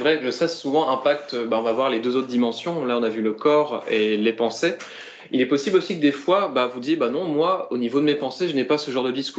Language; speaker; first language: French; native; French